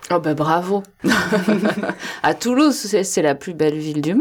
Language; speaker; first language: French; native; French